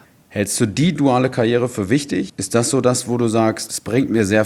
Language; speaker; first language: German; native; German